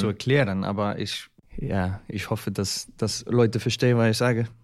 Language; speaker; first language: German; non-native, learner; Icelandic